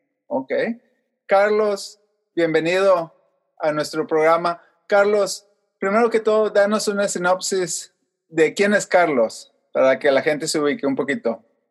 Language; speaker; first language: Spanish; native; Spanish